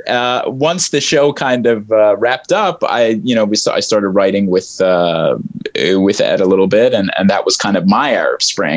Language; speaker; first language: English; early bilingual, other home language; Arabic